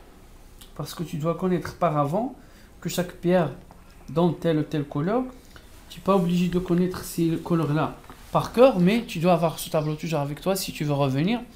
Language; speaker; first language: French; non-native, local second language; Arabic